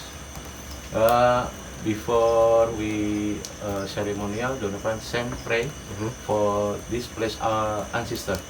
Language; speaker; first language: English; non-native, learner; Indonesian